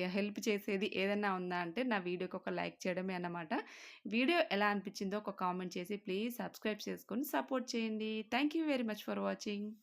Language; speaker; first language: Telugu; non-native, local second language; Lambadi